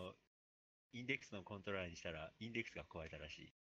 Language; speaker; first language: Japanese; native; Japanese